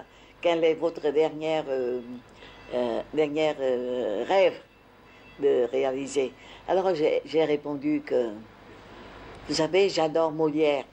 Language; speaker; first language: French; non-native, fluent; Vietnamese